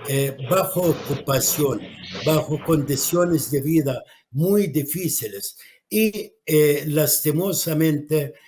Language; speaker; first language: Spanish; non-native, fluent; Arabic